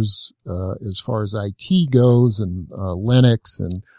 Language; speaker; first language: English; native; English